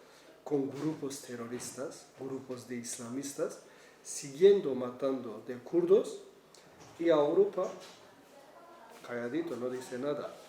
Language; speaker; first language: Spanish; non-native, learner; Kurdish